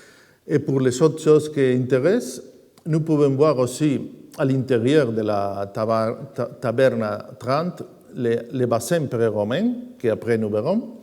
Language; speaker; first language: French; non-native, fluent; Spanish